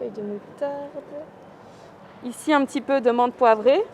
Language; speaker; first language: French; native; French